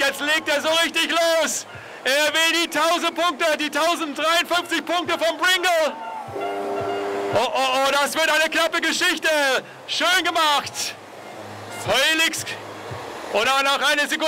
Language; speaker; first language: German; native; German